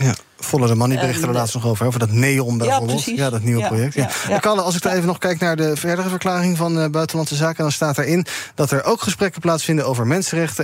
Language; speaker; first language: Dutch; native; Dutch